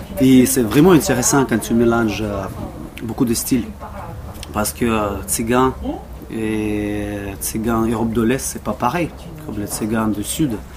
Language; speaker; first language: French; non-native, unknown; Russian